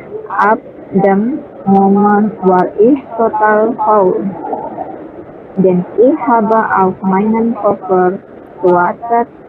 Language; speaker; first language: German; non-native, learner; Indonesian